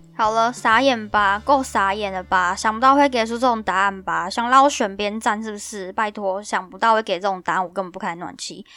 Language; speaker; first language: Chinese; native; Chinese